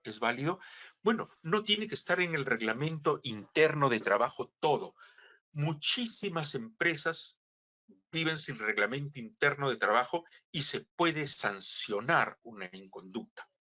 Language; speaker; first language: Spanish; native; Spanish